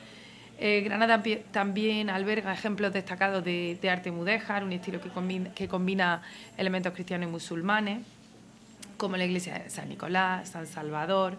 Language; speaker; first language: Spanish; native; Spanish